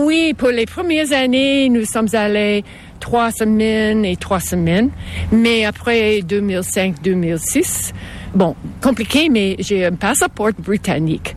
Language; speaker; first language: French; non-native, local second language; English